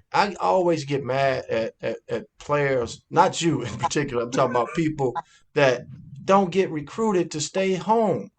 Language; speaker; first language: English; native; English